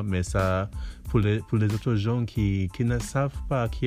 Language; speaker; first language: French; non-native, learner; English